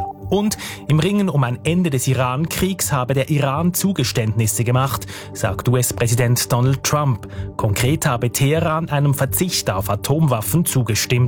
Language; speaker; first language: German; native; German